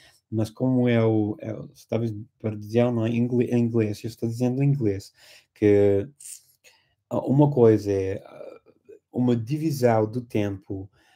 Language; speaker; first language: Portuguese; non-native, fluent; English